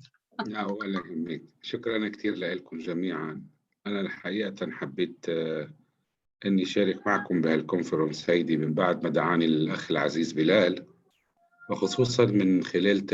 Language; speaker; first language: Arabic; native; Arabic